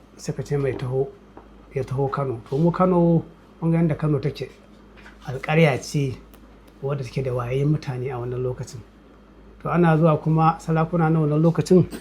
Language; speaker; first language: Hausa; native; Hausa